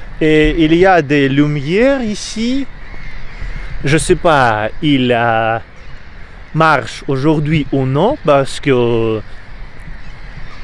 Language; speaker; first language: French; non-native, learner; Russian